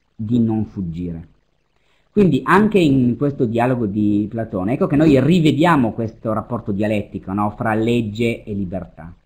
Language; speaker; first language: Italian; native; Italian